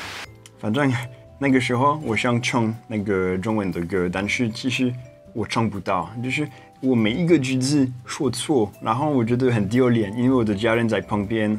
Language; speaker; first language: Chinese; non-native, fluent; French